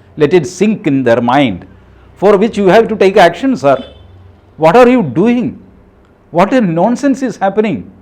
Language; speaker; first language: English; non-native, local second language; Malayalam